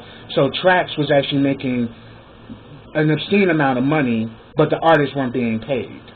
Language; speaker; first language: English; native; English